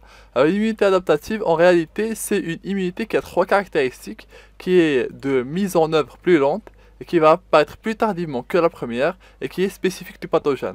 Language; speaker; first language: French; non-native, local second language; Arabic